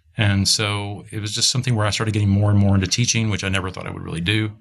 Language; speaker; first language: English; native; English